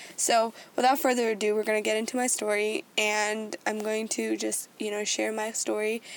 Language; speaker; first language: English; native; English